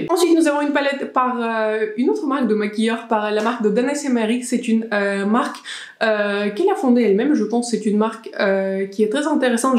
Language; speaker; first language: French; native; French